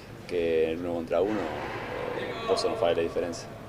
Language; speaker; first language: Italian; non-native, fluent; Spanish